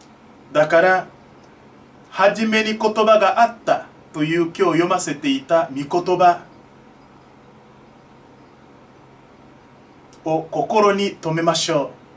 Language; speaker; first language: Japanese; non-native, fluent; French